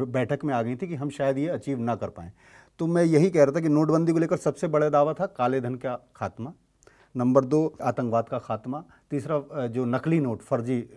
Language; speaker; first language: Hindi; native; Hindi